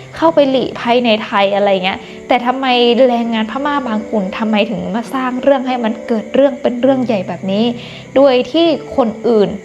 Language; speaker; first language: Thai; non-native, fluent; Burmese